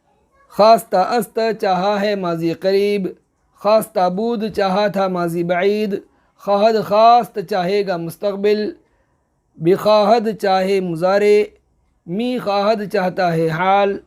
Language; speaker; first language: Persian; non-native, fluent; Urdu